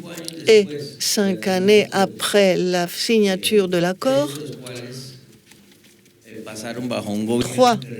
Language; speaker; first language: French; non-native, fluent; Spanish